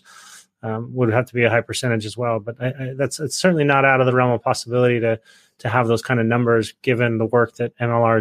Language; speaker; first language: English; native; English